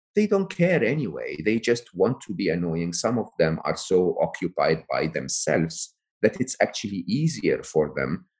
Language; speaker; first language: English; non-native, fluent; Arabic